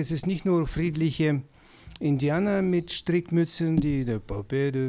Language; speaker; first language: German; non-native, fluent; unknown